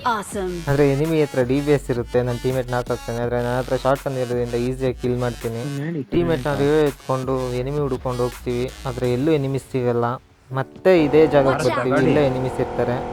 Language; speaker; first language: Kannada; native; Kannada